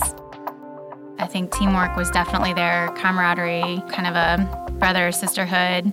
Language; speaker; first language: English; native; English